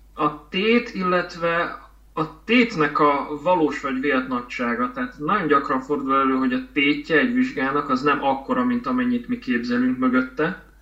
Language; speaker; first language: Hungarian; native; Hungarian